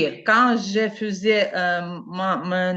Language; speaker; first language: French; non-native, learner; Ukrainian